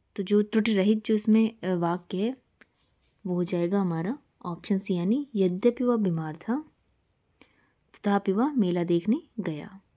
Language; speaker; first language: Hindi; native; Hindi